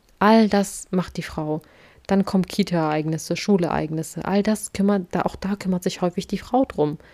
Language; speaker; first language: German; early bilingual, other home language; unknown